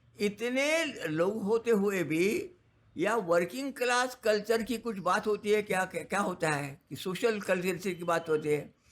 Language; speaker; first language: Hindi; non-native, local second language; Marathi